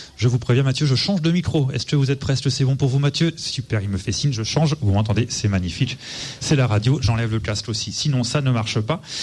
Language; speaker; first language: French; native; French